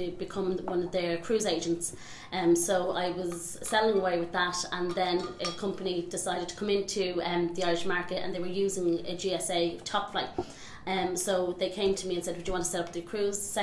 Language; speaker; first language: English; native; English